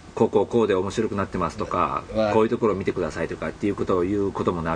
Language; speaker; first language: Japanese; native; Japanese